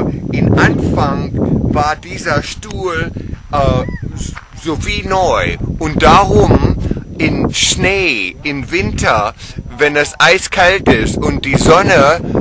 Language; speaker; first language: German; non-native, fluent; English